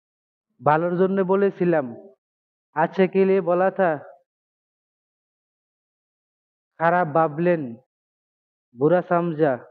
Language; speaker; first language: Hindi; non-native, learner; Bangla